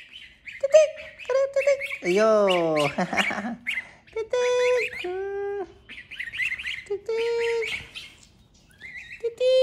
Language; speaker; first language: Cantonese; native; Cantonese